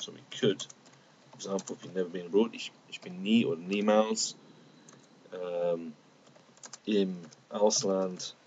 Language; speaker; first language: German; non-native, fluent; English